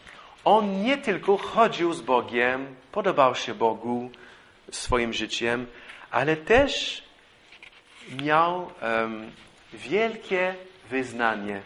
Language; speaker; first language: Polish; non-native, fluent; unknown